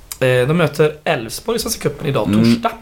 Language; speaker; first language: Swedish; native; Swedish